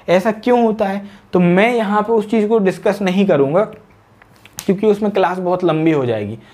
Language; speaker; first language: Hindi; native; Hindi